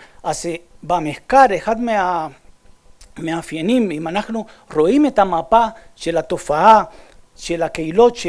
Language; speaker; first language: Hebrew; non-native, fluent; Spanish